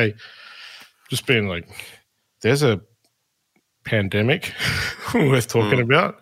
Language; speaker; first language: English; native; English